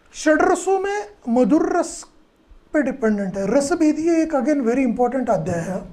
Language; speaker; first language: Hindi; non-native, local second language; Marathi